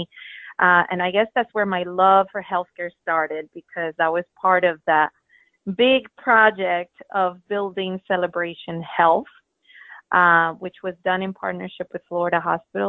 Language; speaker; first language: English; non-native, fluent; Spanish